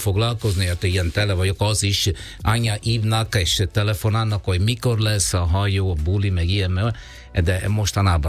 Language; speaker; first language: Hungarian; non-native, learner; Italian